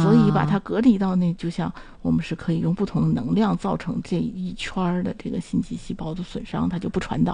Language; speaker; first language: Chinese; native; Chinese